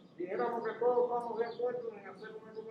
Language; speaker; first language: Spanish; native; Spanish